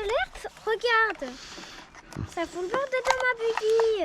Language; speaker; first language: French; native; French